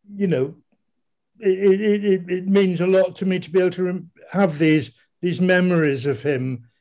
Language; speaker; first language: English; native; English